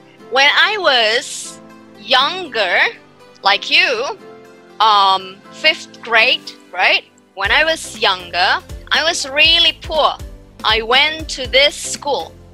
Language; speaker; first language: English; non-native, fluent; Indonesian